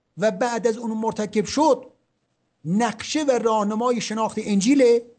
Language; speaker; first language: Persian; native; Persian